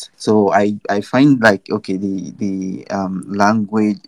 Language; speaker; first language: English; non-native, local second language; Yoruba